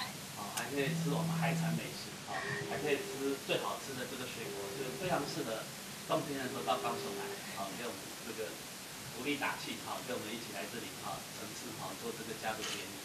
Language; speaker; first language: Chinese; native; Chinese